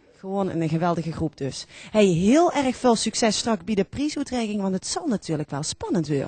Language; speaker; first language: Dutch; native; Dutch